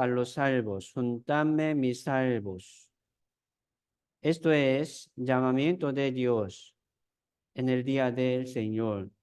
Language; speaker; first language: Spanish; non-native, fluent; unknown